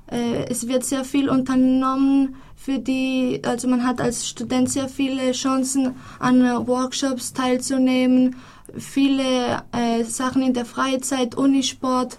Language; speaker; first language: German; non-native, fluent; Greek